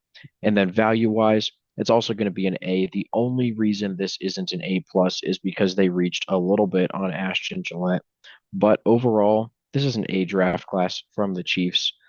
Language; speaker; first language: English; native; English